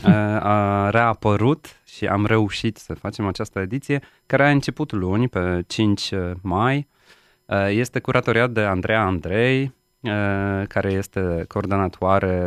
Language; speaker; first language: Romanian; non-native, fluent; Polish